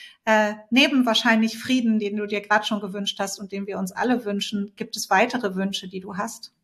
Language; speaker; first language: German; native; German